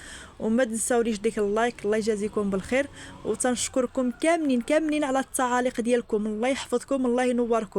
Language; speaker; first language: Arabic; native; Arabic